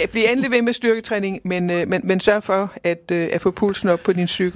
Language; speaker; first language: Danish; native; Danish